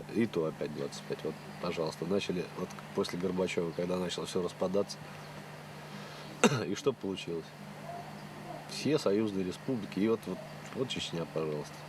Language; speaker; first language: Russian; native; Russian